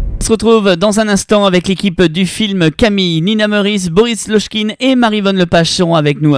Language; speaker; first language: French; native; French